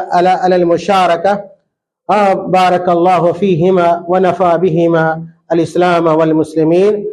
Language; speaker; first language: Arabic; non-native, fluent; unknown